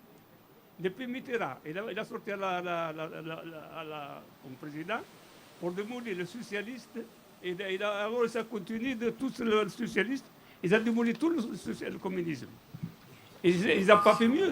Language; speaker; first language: French; non-native, fluent; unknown